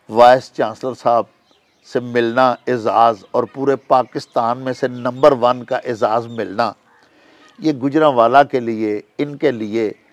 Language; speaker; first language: Urdu; non-native, local second language; Punjabi